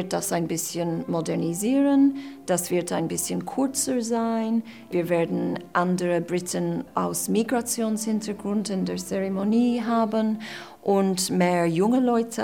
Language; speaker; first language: German; non-native, fluent; English